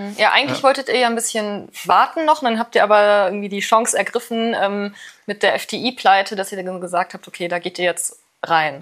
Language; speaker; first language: German; native; German